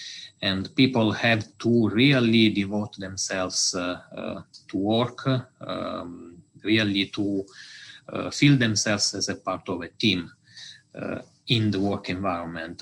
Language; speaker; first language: English; non-native, fluent; Italian